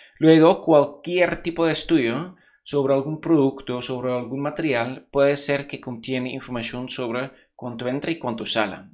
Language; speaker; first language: Spanish; non-native, fluent; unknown